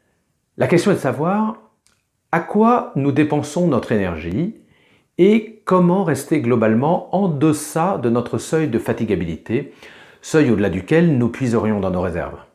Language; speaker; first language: French; native; French